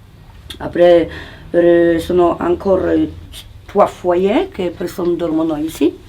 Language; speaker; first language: Italian; non-native, learner; Polish